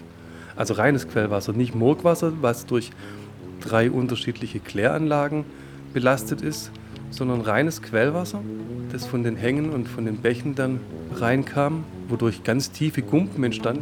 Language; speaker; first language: German; native; German